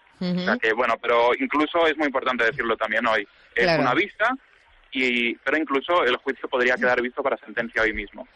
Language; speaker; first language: Spanish; native; Spanish